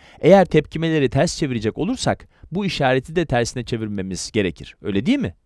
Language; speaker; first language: Turkish; native; Turkish